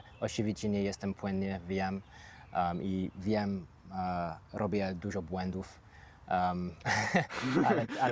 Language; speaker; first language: Polish; non-native, learner; English